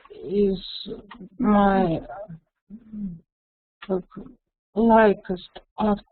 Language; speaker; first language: English; non-native, learner; Russian